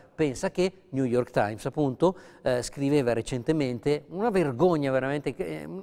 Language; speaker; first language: Italian; native; Italian